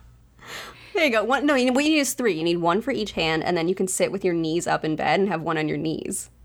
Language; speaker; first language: English; native; English